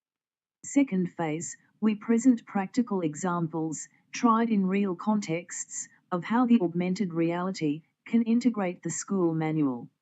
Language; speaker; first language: English; non-native, fluent; Portuguese